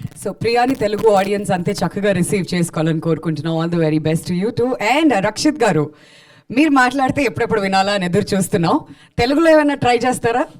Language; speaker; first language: Telugu; native; Telugu